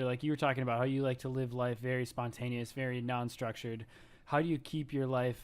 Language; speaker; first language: English; native; English